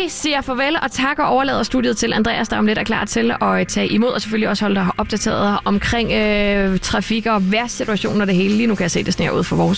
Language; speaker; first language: Danish; native; Danish